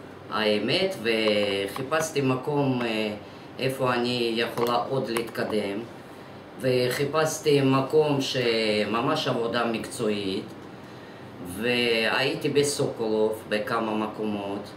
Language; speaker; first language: Hebrew; non-native, fluent; Russian